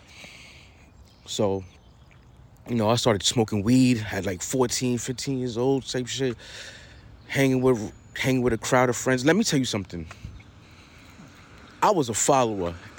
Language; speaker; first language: English; native; English